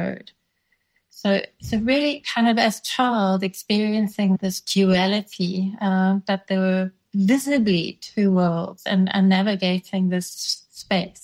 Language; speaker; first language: English; non-native, local second language; Dutch